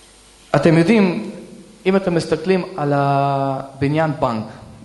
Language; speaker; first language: Hebrew; early bilingual, other home language; Russian